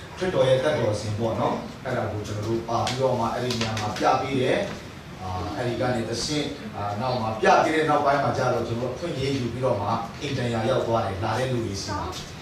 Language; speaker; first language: Burmese; non-native, local second language; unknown